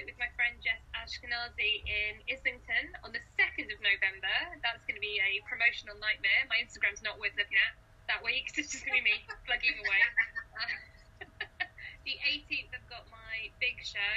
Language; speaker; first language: English; native; English